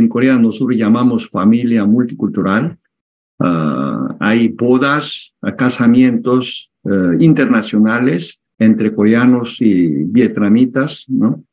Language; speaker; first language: Spanish; non-native, fluent; Korean